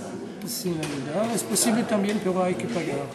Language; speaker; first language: Spanish; non-native, learner; French